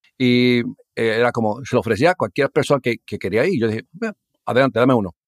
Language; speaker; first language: Spanish; early bilingual, heritage; Spanish